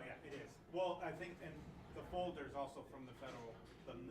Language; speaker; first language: English; native; English